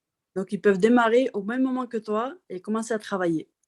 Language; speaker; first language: French; non-native, local second language; Arabic